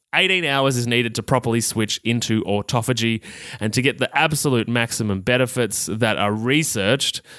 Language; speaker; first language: English; native; English